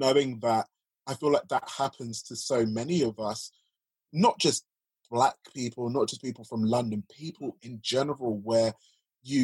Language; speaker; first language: English; native; English